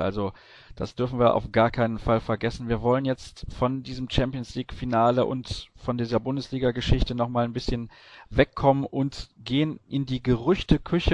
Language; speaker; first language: German; native; German